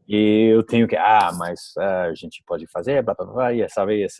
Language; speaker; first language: Portuguese; non-native, learner; English